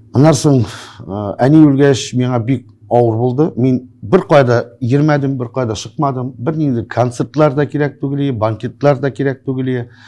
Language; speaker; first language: Tatar; non-native, local second language; Russian